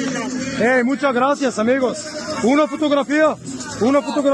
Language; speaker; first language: Spanish; non-native, learner; Bulgarian